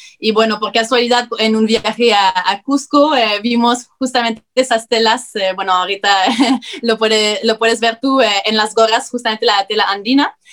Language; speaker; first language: Spanish; non-native, fluent; French